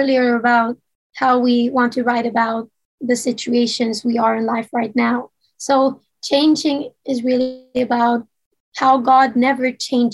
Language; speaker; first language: English; non-native, fluent; Swedish